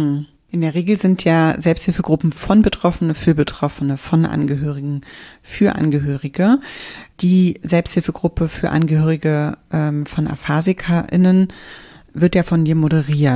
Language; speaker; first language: German; native; German